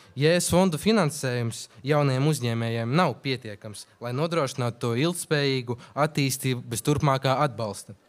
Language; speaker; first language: Latvian; non-native, local second language; Russian